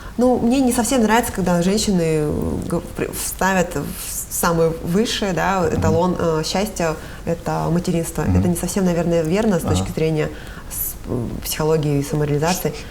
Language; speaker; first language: Russian; native; Russian